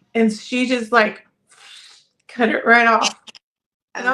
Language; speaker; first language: English; native; English